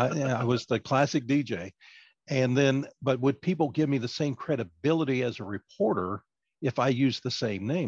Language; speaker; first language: English; native; English